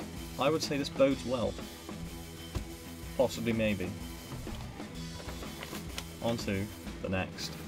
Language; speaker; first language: English; native; English